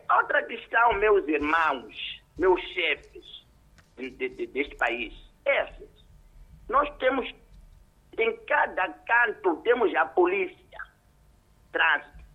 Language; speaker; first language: Portuguese; non-native, local second language; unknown